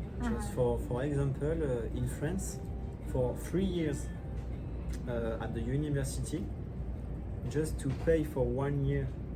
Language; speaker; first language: English; non-native, learner; French